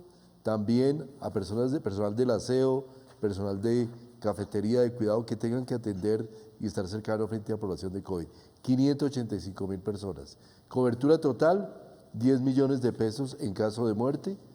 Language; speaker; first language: Spanish; native; Spanish